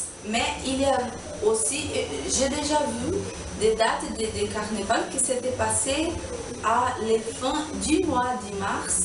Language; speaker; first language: French; non-native, learner; Portuguese